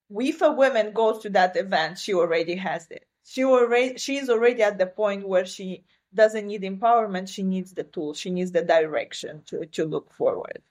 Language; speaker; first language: English; non-native, fluent; Romanian